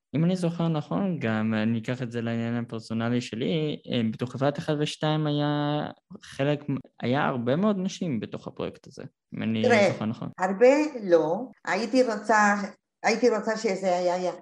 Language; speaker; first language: Hebrew; non-native, fluent; Spanish